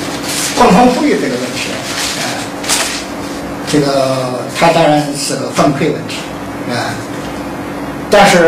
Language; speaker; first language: Chinese; native; Chinese